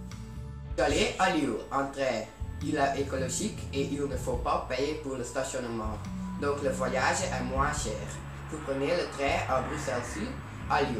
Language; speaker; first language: French; non-native, learner; Dutch